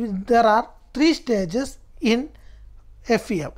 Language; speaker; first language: English; non-native, local second language; Malayalam